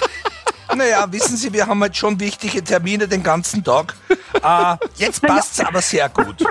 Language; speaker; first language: German; native; German